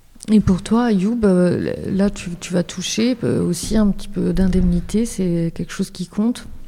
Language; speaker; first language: French; native; French